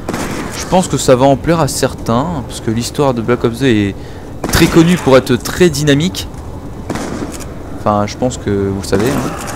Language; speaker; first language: French; native; French